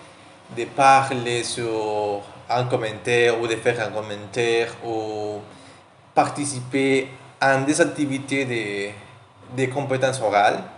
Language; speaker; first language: French; non-native, learner; Spanish